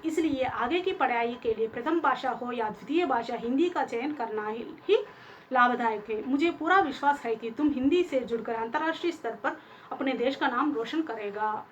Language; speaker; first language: Hindi; non-native, local second language; Telugu